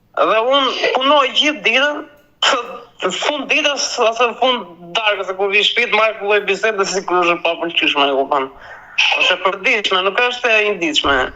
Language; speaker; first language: Albanian; native; Albanian